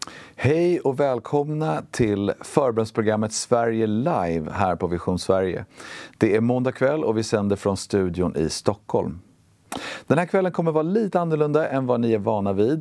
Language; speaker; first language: Swedish; native; Swedish